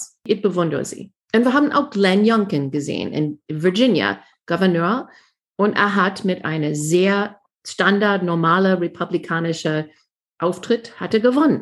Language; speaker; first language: German; non-native, fluent; English